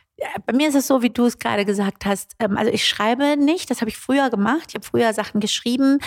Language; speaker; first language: German; early bilingual, other home language; Persian